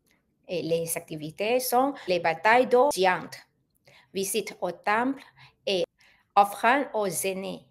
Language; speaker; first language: French; non-native, fluent; Thai